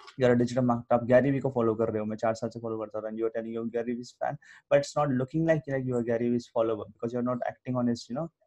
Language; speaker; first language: Hindi; native; Hindi